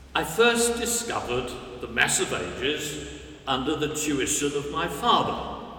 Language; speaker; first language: English; native; English